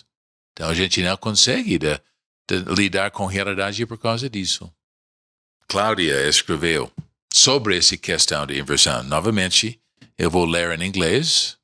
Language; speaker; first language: Portuguese; non-native, fluent; English